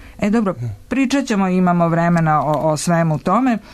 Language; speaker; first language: Serbian; native; Serbian